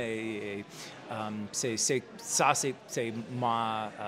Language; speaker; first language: French; non-native, learner; English